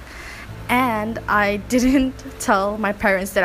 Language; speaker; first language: English; non-native, local second language; Malay